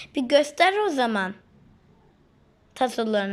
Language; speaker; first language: Turkish; non-native, learner; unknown